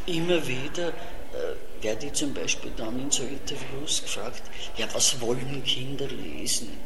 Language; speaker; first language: German; non-native, local second language; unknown